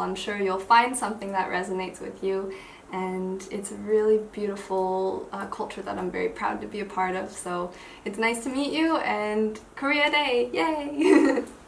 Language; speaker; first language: English; native; English